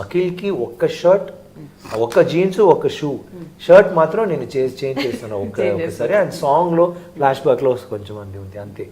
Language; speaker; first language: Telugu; non-native, learner; Tamil